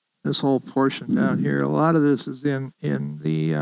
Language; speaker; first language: English; native; English